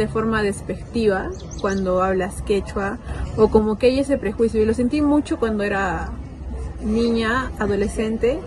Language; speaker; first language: Spanish; native; Spanish